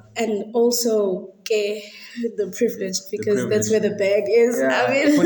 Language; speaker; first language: English; non-native, local second language; Xhosa